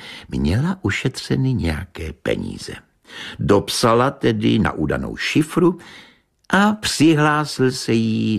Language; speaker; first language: Czech; native; Czech